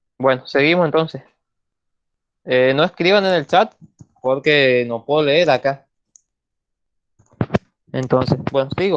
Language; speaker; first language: Spanish; native; Spanish